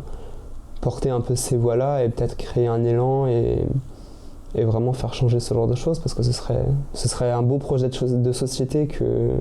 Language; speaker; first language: French; native; French